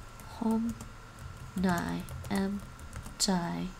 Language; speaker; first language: Vietnamese; non-native, learner; English